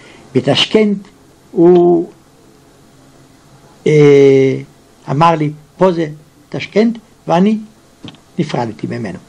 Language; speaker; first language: Hebrew; non-native, fluent; Yiddish